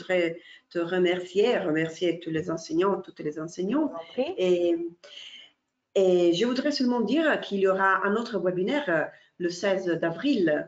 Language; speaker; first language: French; non-native, fluent; Italian